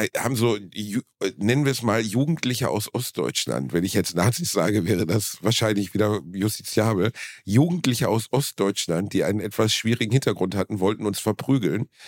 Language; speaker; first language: German; native; German